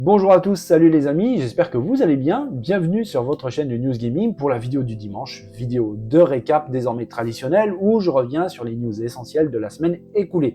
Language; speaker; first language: French; native; French